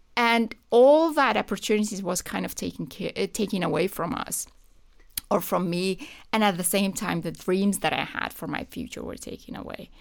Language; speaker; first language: English; non-native, fluent; Persian